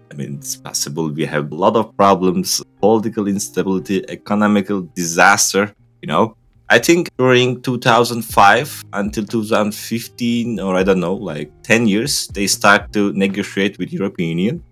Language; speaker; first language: English; non-native, fluent; Turkish